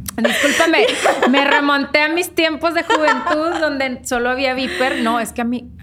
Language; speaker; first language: Spanish; native; Spanish